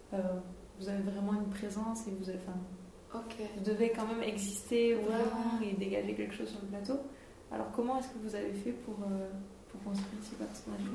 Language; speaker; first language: French; native; French